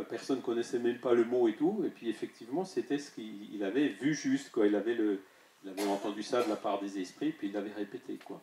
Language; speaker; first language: French; native; French